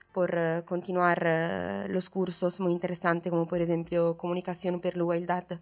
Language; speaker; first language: Spanish; non-native, learner; Italian